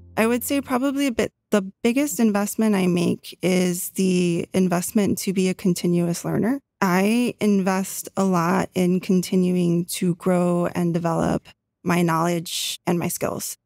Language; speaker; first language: English; native; English